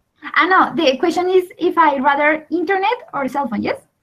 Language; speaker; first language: English; non-native, learner; Spanish